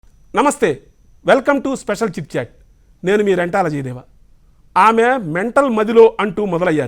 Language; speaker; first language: Telugu; native; Telugu